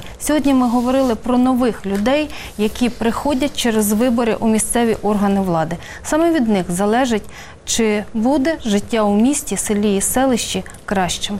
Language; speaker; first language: Ukrainian; native; Ukrainian